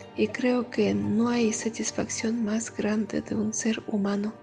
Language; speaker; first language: Spanish; non-native, fluent; Russian